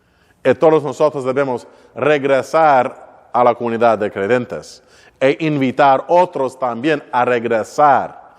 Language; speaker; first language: Spanish; non-native, learner; English